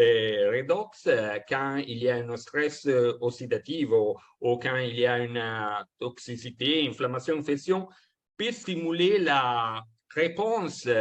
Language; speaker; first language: French; non-native, fluent; Italian